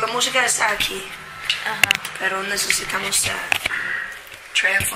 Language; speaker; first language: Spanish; non-native, learner; English